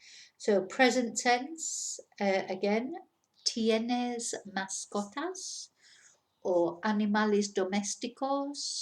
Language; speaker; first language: Spanish; non-native, fluent; English